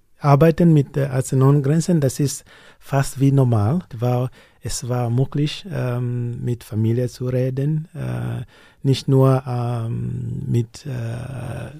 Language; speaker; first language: German; non-native, learner; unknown